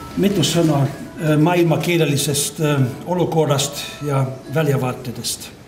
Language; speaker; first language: Estonian; non-native, fluent; Hungarian